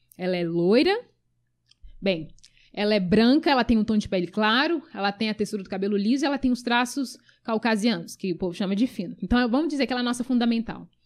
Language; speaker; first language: Portuguese; early bilingual, other home language; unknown